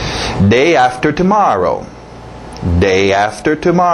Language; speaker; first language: English; non-native, fluent; Portuguese